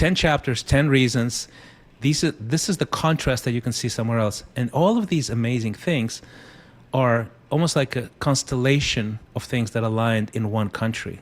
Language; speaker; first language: English; non-native, fluent; Spanish